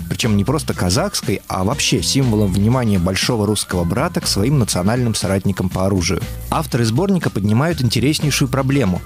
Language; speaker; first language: Russian; native; Russian